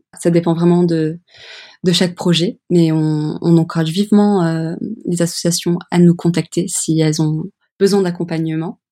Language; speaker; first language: French; early bilingual, other home language; English